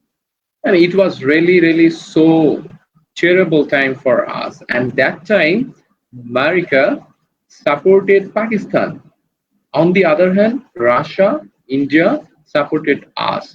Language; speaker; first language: English; non-native, learner; Bangla